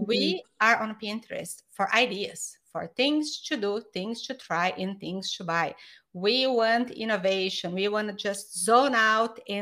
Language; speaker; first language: English; non-native, fluent; Portuguese